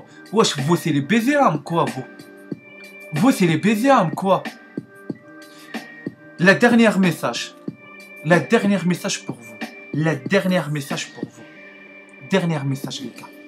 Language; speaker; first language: French; non-native, learner; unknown